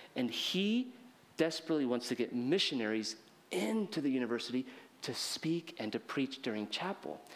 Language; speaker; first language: English; early bilingual, heritage; English